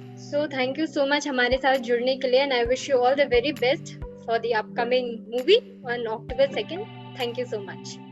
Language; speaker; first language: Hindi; native; Hindi